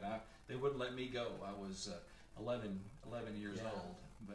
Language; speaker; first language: English; native; English